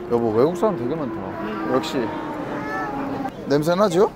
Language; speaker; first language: Korean; native; Korean